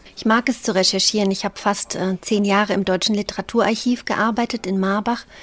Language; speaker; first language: German; native; German